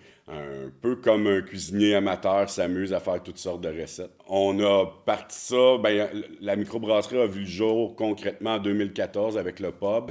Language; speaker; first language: French; native; French